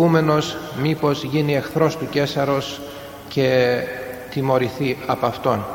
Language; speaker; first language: Greek; native; Greek